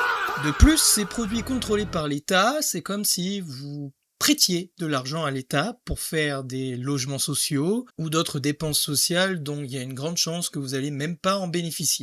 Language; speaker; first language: French; native; French